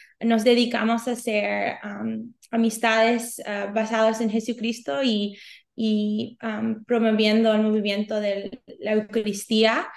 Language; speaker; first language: Spanish; early bilingual, heritage; Spanish